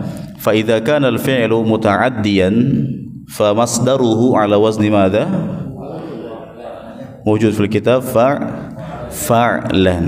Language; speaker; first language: Arabic; non-native, fluent; Indonesian